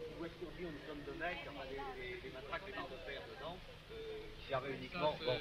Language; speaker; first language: French; native; French